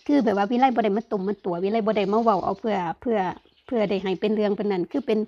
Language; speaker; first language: Thai; native; Thai